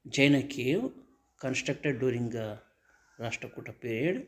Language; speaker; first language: English; non-native, local second language; Kannada